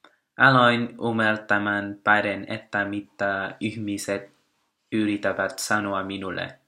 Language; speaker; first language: Finnish; non-native, learner; Vietnamese